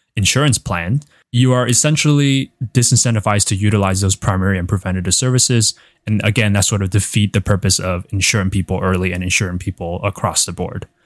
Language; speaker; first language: English; non-native, fluent; Chinese